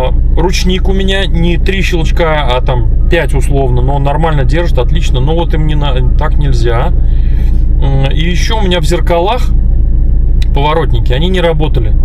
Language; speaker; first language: Russian; native; Russian